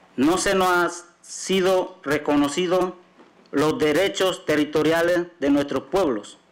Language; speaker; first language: Spanish; native; Spanish